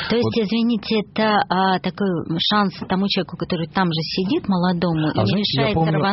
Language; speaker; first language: Russian; native; Russian